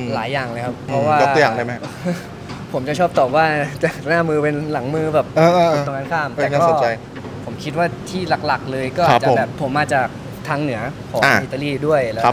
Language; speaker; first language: Thai; non-native, fluent; Italian